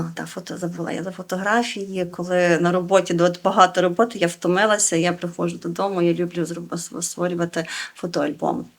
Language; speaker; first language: Ukrainian; native; Ukrainian